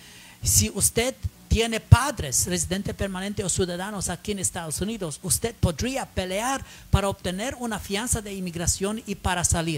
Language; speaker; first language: Spanish; non-native, learner; English